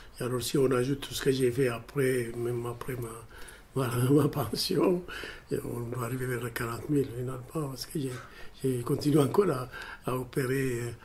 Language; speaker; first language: French; non-native, fluent; Amharic